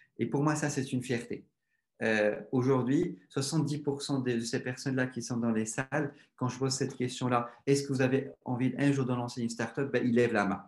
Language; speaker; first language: French; non-native, local second language; Arabic